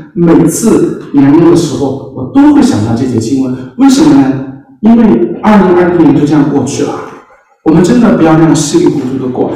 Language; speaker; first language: Chinese; native; Chinese